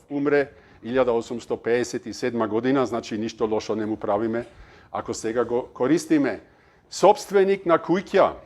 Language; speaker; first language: Macedonian; non-native, fluent; German